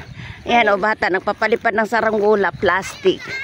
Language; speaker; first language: Filipino; native; Filipino